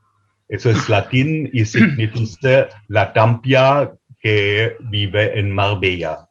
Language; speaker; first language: Spanish; non-native, fluent; German